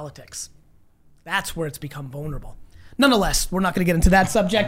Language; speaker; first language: English; native; English